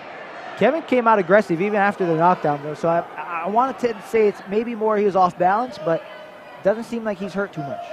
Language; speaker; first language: English; native; English